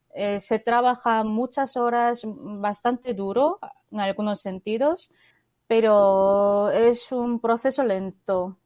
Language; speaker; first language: Spanish; non-native, fluent; Korean